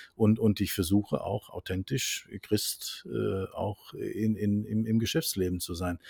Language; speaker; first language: German; non-native, fluent; Norwegian